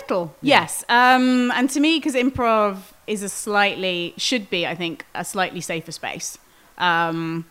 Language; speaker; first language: English; native; English